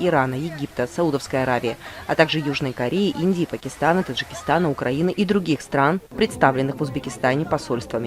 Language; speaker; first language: Russian; native; Russian